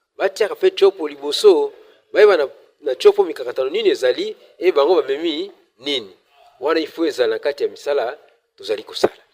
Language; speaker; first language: Lingala; native; Lingala